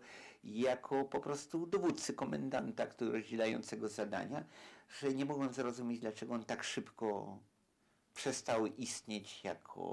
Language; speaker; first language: Polish; native; Polish